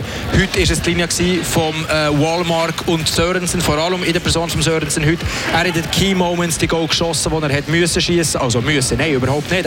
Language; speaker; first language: German; native; German